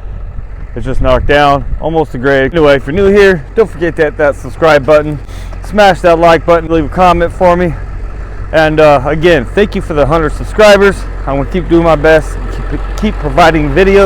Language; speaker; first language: English; native; English